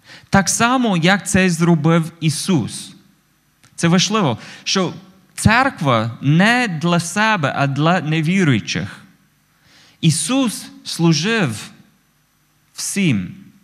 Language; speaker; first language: Ukrainian; non-native, fluent; English